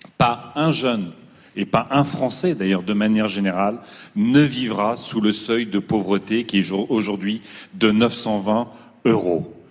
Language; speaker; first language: French; native; French